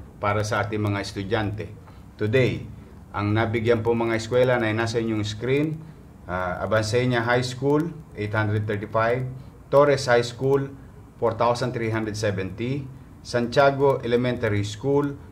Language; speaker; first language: Filipino; native; Filipino